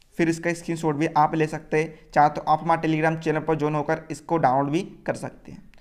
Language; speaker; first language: Hindi; native; Hindi